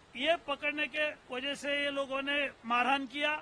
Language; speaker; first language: Hindi; non-native, local second language; Marathi